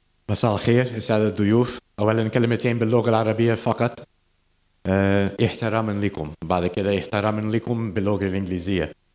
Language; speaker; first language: Arabic; non-native, fluent; English